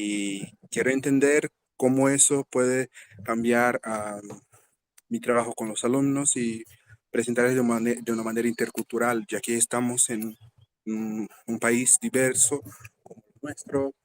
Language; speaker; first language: Spanish; non-native, fluent; Portuguese